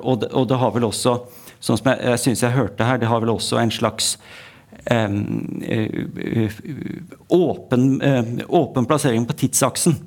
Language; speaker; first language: Norwegian; native; Norwegian